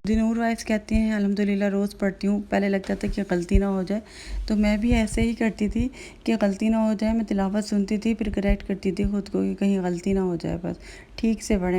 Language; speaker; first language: Urdu; native; Urdu